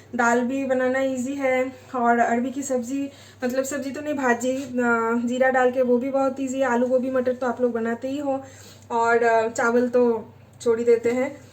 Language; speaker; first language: Hindi; non-native, local second language; Bangla